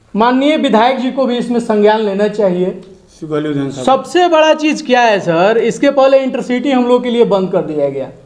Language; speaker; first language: Hindi; native; Hindi